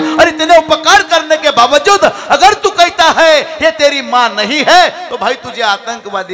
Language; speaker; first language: Hindi; non-native, local second language; Marathi